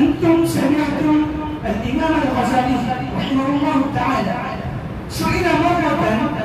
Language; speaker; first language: Arabic; non-native, fluent; Urdu